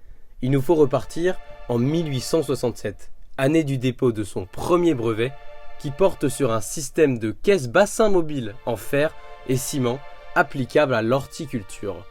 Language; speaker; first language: French; native; French